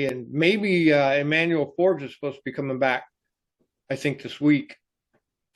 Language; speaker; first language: English; native; English